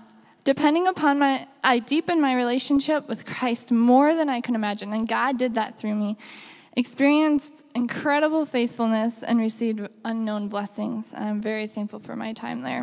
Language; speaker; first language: English; native; English